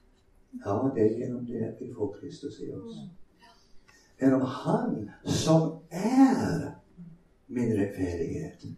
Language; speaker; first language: Swedish; non-native, fluent; English